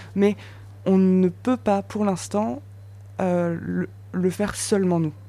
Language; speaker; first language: French; native; French